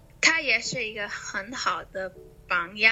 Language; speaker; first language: Chinese; non-native, learner; English